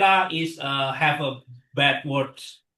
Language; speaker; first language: English; non-native, learner; Indonesian